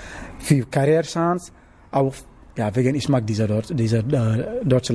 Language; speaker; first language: German; non-native, learner; Wolof